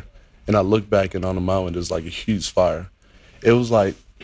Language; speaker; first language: English; native; English